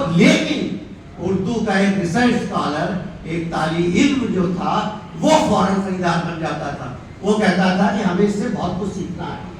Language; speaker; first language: Urdu; native; Urdu